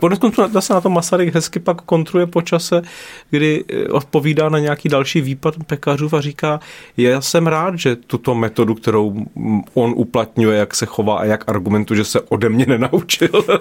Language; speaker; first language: Czech; native; Czech